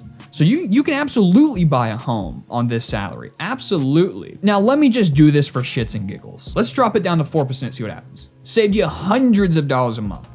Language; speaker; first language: English; native; English